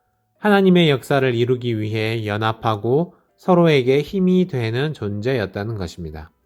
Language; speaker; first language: Korean; native; Korean